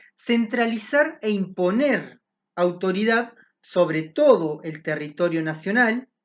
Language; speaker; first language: Spanish; native; Spanish